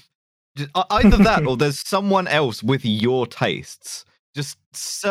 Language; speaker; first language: English; native; English